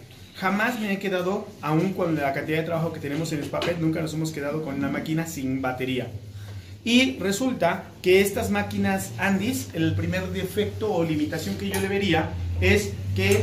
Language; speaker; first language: Spanish; native; Spanish